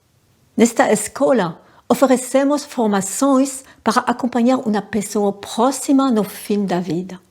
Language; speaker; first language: Portuguese; non-native, learner; French